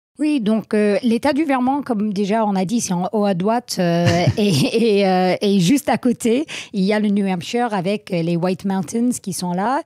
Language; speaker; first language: French; non-native, fluent; English